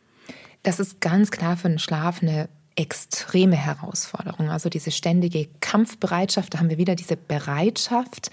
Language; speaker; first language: German; native; German